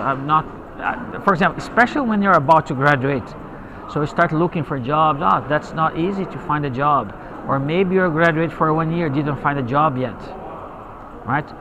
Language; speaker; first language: English; non-native, fluent; Portuguese